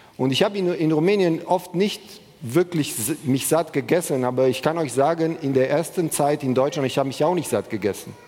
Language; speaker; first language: German; non-native, fluent; Romanian